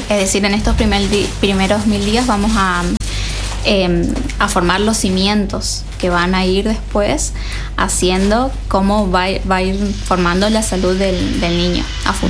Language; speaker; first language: Spanish; native; Spanish